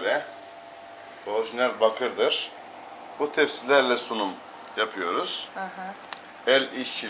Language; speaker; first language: Turkish; native; Turkish